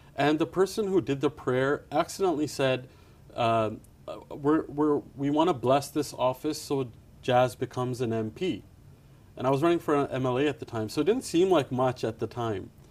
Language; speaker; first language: English; early bilingual, other home language; Punjabi